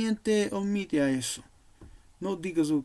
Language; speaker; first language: Portuguese; non-native, learner; Spanish